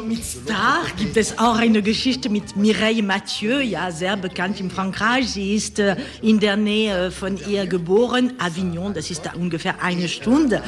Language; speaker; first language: German; non-native, learner; French